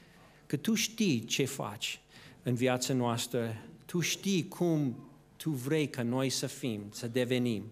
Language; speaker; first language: Romanian; non-native, fluent; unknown